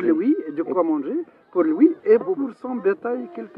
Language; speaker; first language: French; non-native, local second language; Arabic